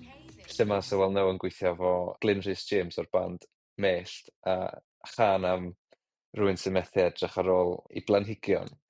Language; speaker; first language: Welsh; native; Welsh